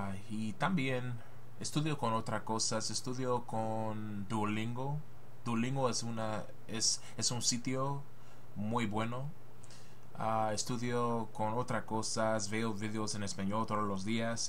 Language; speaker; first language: Spanish; non-native, learner; English